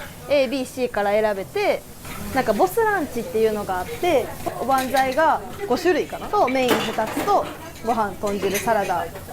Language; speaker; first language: Japanese; native; Japanese